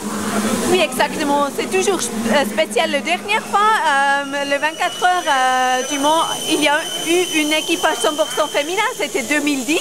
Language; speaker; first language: French; non-native, local second language; German